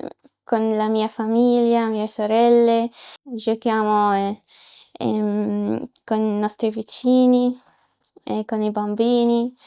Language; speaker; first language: Italian; non-native, learner; Arabic